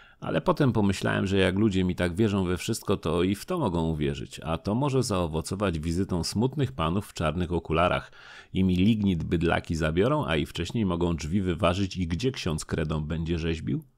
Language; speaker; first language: Polish; native; Polish